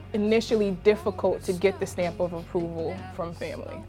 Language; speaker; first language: English; native; English